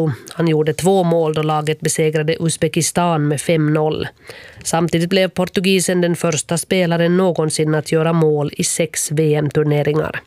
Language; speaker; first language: Swedish; native; Swedish